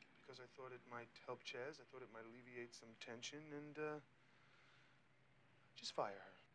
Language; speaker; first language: English; native; English